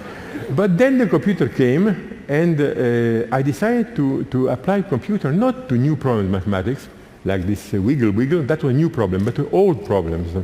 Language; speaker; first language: English; non-native, fluent; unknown